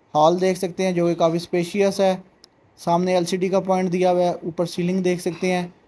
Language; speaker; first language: Urdu; non-native, local second language; Punjabi